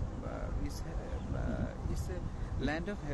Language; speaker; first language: English; non-native, learner; Bangla